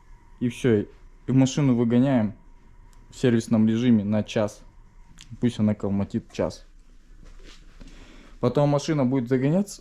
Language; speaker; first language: Russian; native; Russian